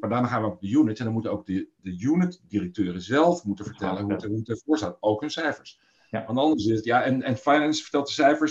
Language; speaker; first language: Dutch; native; Dutch